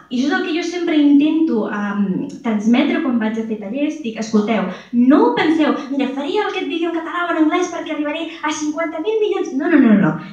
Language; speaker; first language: Catalan; native; Catalan